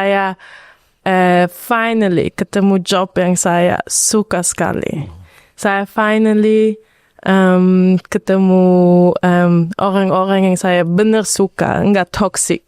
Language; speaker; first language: Indonesian; early bilingual, heritage; Indonesian